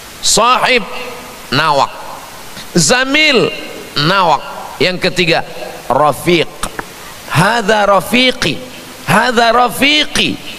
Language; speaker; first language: Indonesian; native; Indonesian